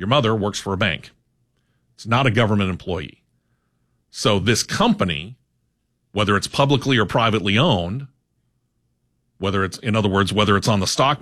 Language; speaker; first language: English; native; English